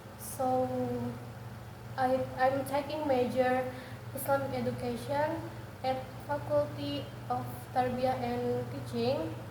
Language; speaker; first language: English; non-native, learner; Indonesian